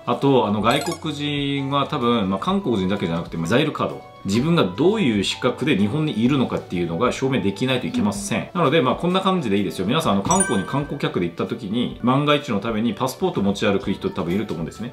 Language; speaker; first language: Japanese; non-native, fluent; Korean